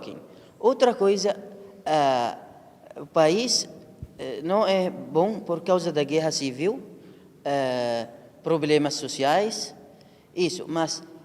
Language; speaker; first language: Portuguese; non-native, learner; Arabic